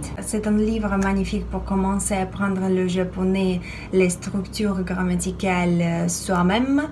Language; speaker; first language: French; non-native, fluent; Russian